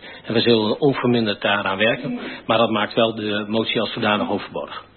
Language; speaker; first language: Dutch; native; Dutch